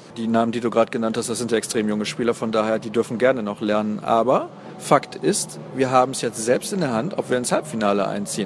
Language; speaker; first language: German; native; German